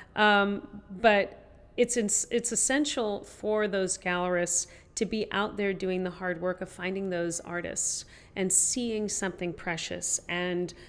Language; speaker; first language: English; native; English